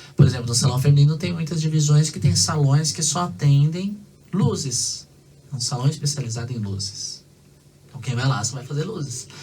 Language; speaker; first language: Portuguese; native; Portuguese